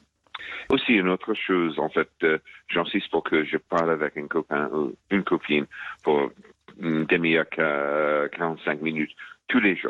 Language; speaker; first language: French; non-native, fluent; English